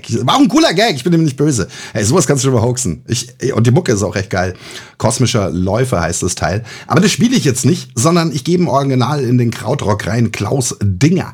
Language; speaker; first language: German; native; German